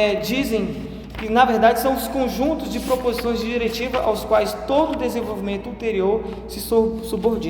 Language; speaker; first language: Portuguese; native; Portuguese